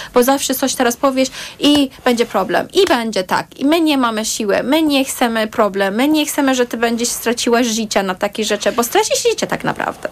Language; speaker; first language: Polish; non-native, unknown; Persian